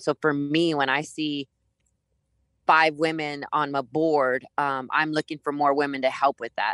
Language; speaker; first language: English; early bilingual, other home language; Spanish